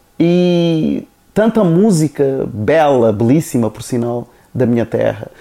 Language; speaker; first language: Portuguese; non-native, local second language; Kabuverdianu